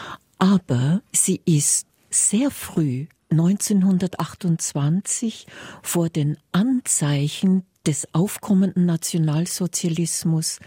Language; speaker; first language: German; native; German